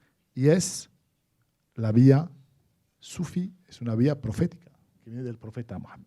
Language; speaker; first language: Spanish; non-native, fluent; Arabic